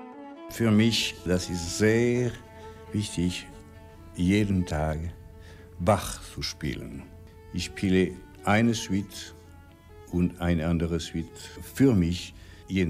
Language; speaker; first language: German; non-native, learner; French